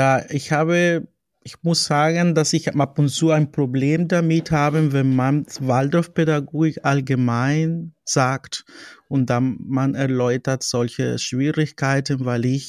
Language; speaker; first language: German; non-native, fluent; Spanish